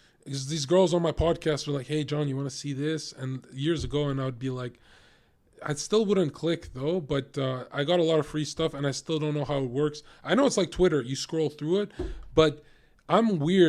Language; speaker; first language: English; native; English